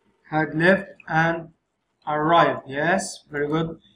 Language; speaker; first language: English; non-native, fluent; Arabic